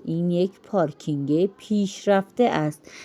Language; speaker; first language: Persian; non-native, fluent; Urdu